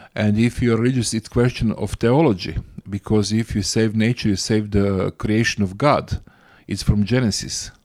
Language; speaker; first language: English; non-native, fluent; Croatian